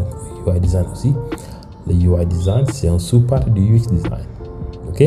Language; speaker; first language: French; non-native, local second language; Wolof